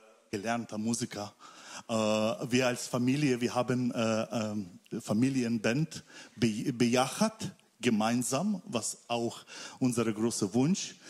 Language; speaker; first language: German; non-native, learner; Russian